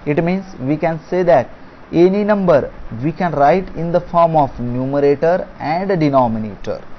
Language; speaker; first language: English; non-native, local second language; Marathi